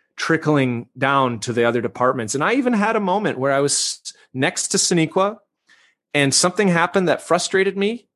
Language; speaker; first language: English; native; English